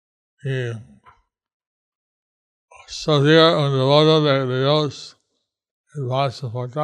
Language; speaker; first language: Spanish; non-native, learner; English